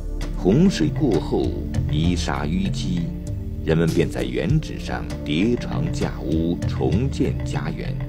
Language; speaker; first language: Chinese; native; Chinese